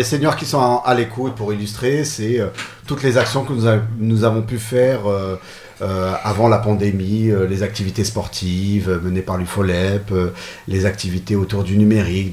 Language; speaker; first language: French; native; French